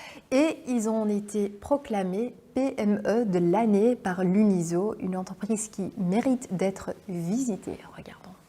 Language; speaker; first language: French; non-native, local second language; Dutch